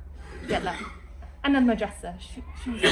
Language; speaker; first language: Arabic; non-native, learner; English